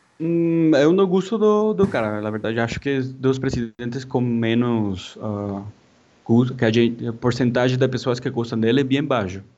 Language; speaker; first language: Portuguese; non-native, fluent; Spanish